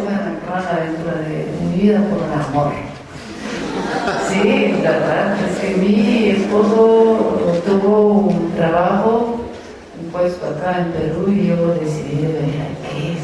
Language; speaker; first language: Spanish; non-native, fluent; Romanian